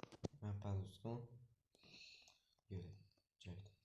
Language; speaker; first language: Russian; non-native, learner; Uzbek